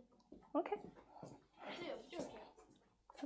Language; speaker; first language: Chinese; non-native, fluent; English